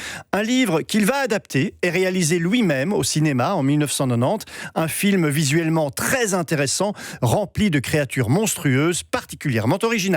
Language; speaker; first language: French; native; French